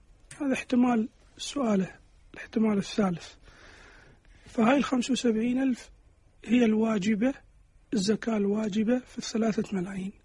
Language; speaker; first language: Arabic; native; Arabic